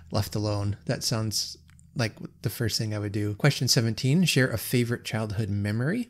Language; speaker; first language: English; native; English